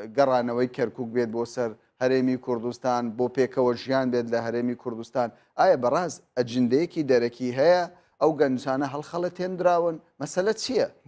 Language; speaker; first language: Central Kurdish; native; Central Kurdish